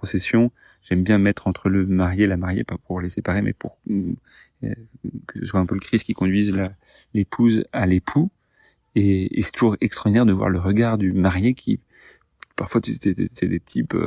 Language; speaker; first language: French; native; French